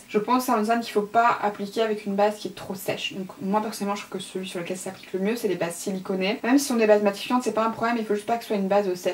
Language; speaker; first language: French; native; French